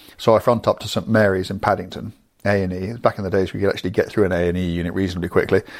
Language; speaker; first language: English; native; English